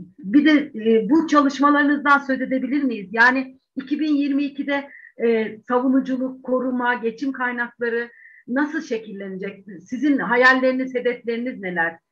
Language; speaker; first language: Turkish; native; Turkish